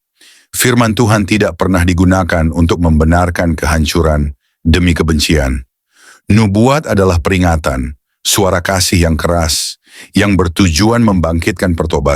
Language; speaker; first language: Indonesian; native; Indonesian